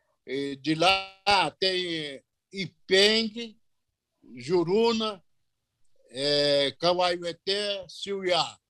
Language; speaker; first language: Portuguese; non-native, local second language; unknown